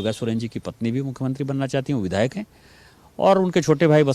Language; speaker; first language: Hindi; native; Hindi